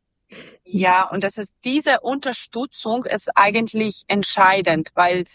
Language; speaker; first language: German; non-native, learner; Serbian